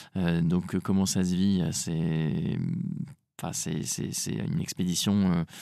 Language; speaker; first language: French; native; French